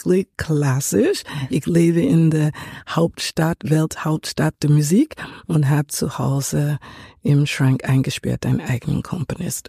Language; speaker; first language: German; non-native, fluent; English